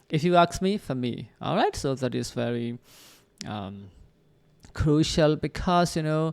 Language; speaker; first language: English; non-native, fluent; Burmese